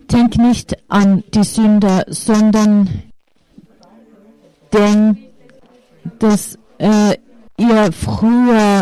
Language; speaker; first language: German; non-native, fluent; Finnish